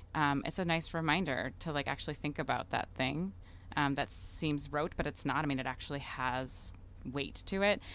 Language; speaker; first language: English; early bilingual, other home language; Russian